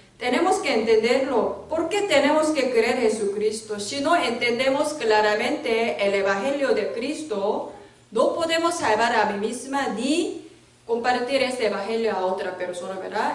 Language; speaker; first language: Spanish; non-native, learner; Korean